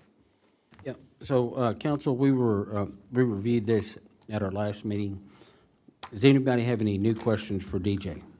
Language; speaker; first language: English; native; English